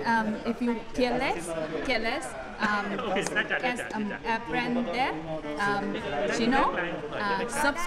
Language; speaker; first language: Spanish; non-native, learner; Chinese